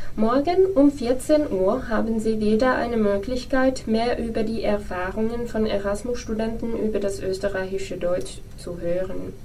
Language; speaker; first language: German; non-native, fluent; Finnish